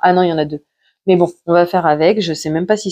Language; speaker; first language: French; native; French